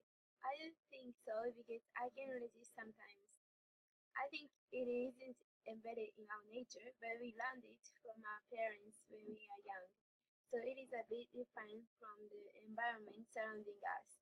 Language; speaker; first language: English; non-native, learner; Japanese